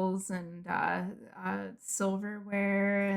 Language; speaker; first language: English; native; English